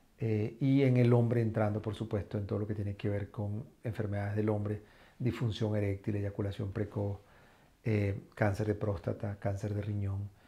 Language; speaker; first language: Spanish; native; Spanish